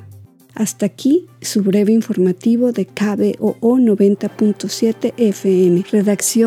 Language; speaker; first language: Spanish; native; Spanish